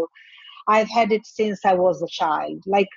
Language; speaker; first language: English; non-native, fluent; Italian